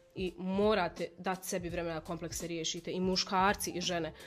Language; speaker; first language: Croatian; non-native, fluent; Arabic